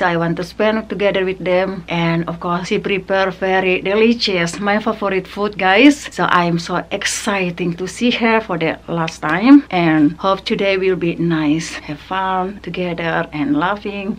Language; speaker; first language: English; non-native, learner; Indonesian